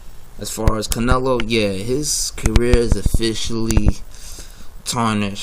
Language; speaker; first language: English; native; English